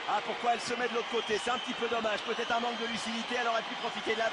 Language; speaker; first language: French; native; French